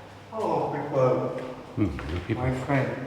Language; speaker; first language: English; non-native, learner; Indonesian